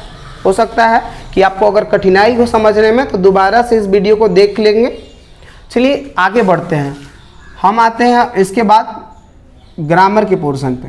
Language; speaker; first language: Hindi; native; Hindi